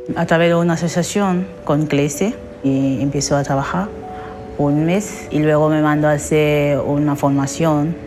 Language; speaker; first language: Spanish; non-native, learner; French